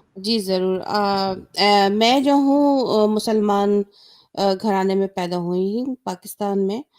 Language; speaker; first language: Urdu; native; Urdu